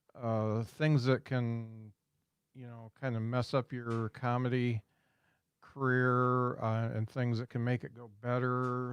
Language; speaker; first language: English; native; English